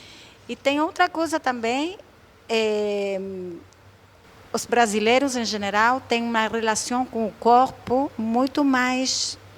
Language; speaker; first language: Portuguese; non-native, fluent; Spanish